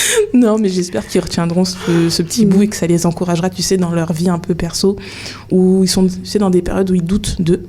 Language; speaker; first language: French; native; French